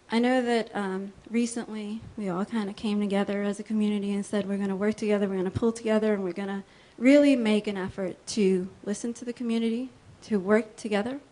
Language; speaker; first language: English; early bilingual, other home language; Spanish